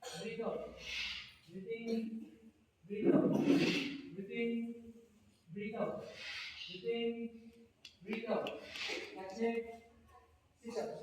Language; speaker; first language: English; non-native, local second language; Kannada